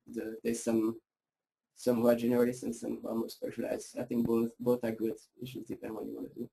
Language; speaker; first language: English; non-native, fluent; French